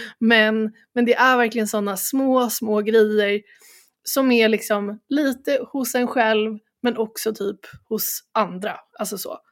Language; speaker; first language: Swedish; native; Swedish